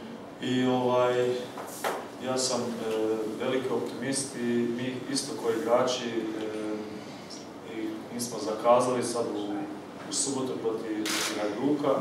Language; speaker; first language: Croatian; early bilingual, heritage; Croatian